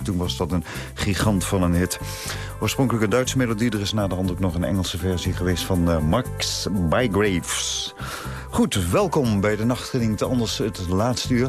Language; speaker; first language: Dutch; native; Dutch